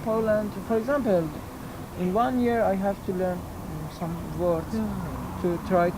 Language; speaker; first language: English; non-native, learner; Persian